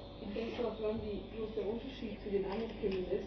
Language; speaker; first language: German; native; German